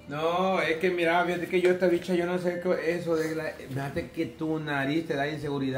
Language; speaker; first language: Spanish; native; Spanish